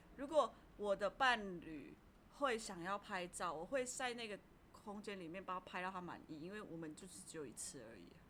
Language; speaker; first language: Chinese; native; Chinese